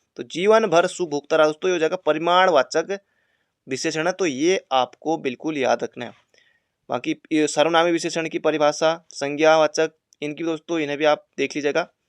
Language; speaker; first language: Hindi; native; Hindi